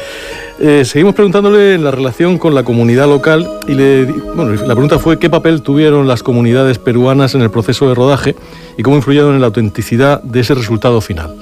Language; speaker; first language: Spanish; native; Spanish